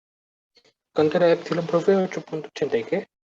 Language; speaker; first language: Spanish; native; Spanish